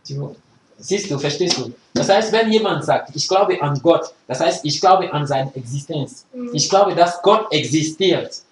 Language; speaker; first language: German; non-native, fluent; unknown